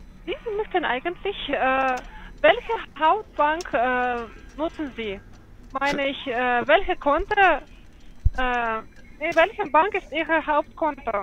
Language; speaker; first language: German; non-native, learner; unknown